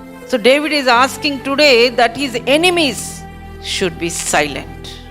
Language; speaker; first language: English; non-native, local second language; Telugu